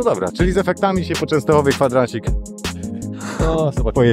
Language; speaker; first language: Polish; native; Polish